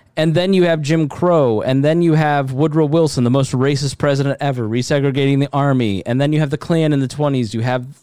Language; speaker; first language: English; early bilingual, other home language; German